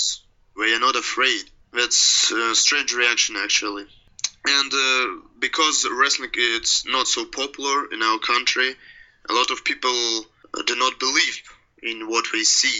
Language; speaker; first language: English; non-native, learner; Russian